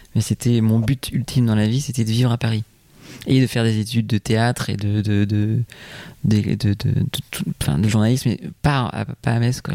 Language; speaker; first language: French; native; French